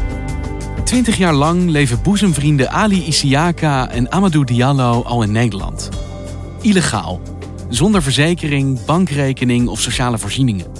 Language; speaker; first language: Dutch; native; Dutch